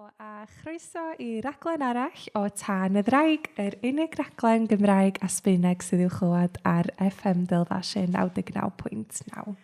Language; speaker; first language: Welsh; native; Welsh